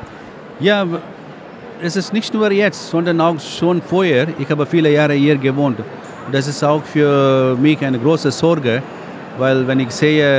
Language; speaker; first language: German; non-native, fluent; Tamil